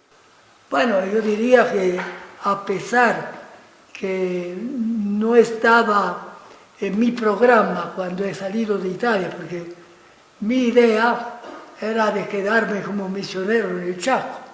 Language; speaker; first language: Spanish; non-native, fluent; Italian